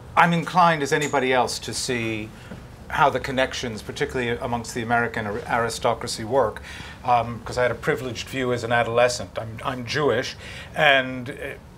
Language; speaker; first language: English; native; English